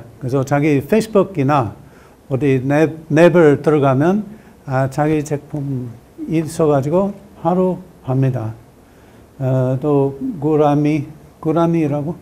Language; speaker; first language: Korean; non-native, learner; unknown